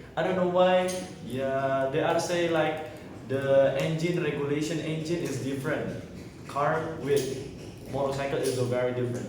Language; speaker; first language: English; non-native, learner; Indonesian